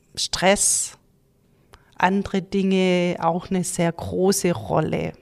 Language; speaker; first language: German; native; German